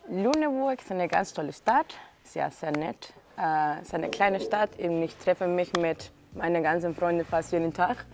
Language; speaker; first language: German; non-native, fluent; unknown